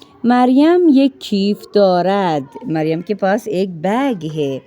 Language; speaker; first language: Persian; non-native, fluent; Urdu